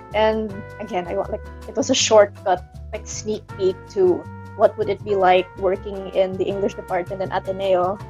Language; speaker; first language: English; non-native, local second language; Cebuano